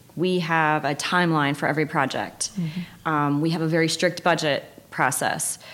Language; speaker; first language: English; native; English